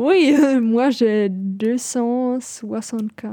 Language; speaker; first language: French; non-native, fluent; German